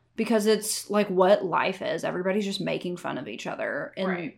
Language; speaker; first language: English; native; English